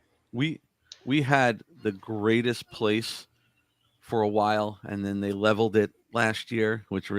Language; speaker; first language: English; native; English